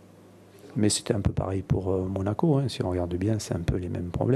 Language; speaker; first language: French; native; French